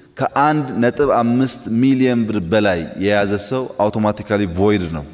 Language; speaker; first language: Amharic; non-native, local second language; Oromo